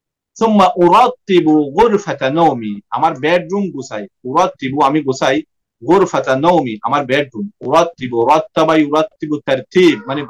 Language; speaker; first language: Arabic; non-native, fluent; Bangla